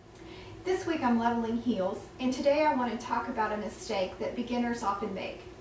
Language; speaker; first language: English; native; English